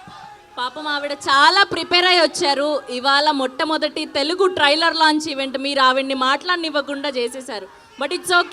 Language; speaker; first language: Telugu; native; Telugu